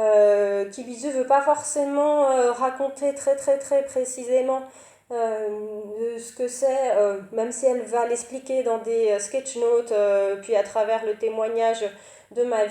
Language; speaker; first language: French; native; French